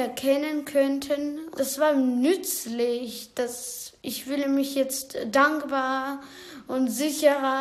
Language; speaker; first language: German; non-native, learner; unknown